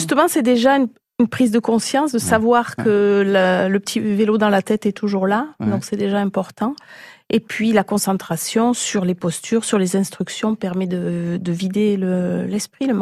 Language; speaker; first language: French; native; French